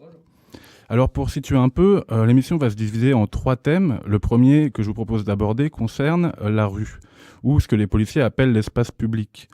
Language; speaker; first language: French; native; French